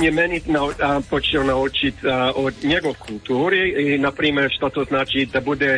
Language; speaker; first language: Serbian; early bilingual, heritage; English